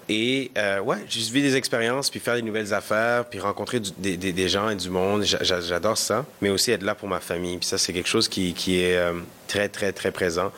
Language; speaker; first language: French; early bilingual, other home language; Kinyarwanda